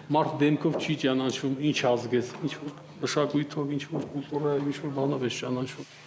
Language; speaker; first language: Armenian; non-native, local second language; Kurdish